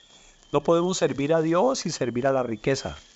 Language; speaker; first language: Spanish; native; Spanish